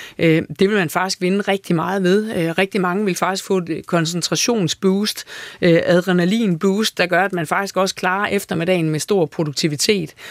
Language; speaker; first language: Danish; native; Danish